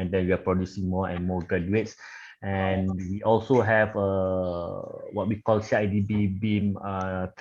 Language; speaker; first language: English; non-native, local second language; Malay